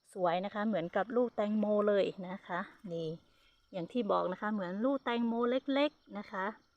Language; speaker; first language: Thai; non-native, local second language; Hmong